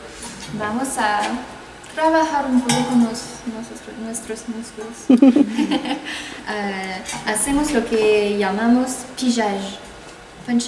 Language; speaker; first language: Spanish; non-native, fluent; French